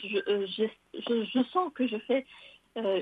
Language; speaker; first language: French; non-native, local second language; Arabic